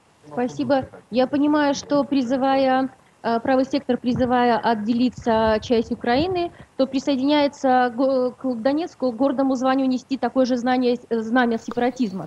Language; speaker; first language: Russian; native; Russian